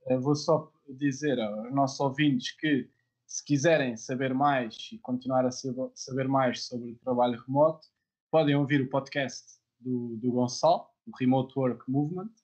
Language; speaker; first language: Portuguese; native; Portuguese